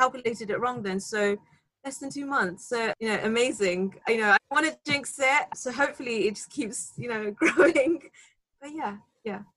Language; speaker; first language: English; native; English